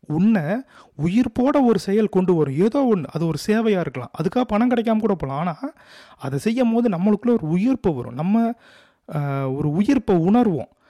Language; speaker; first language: Tamil; native; Tamil